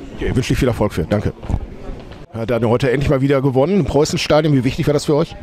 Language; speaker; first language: German; native; German